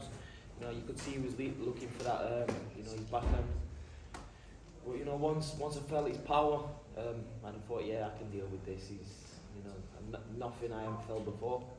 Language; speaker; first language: English; native; English